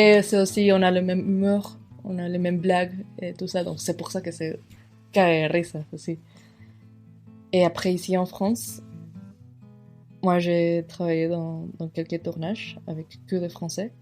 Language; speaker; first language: French; non-native, fluent; Spanish